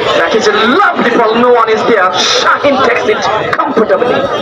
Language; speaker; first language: English; non-native, local second language; Bangla